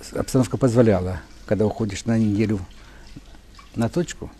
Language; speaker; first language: Russian; non-native, local second language; Ukrainian